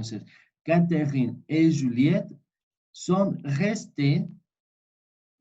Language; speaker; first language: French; non-native, fluent; Spanish